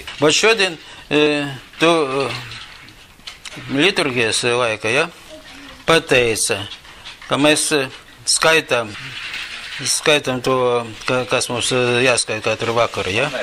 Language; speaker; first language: Latvian; non-native, local second language; Russian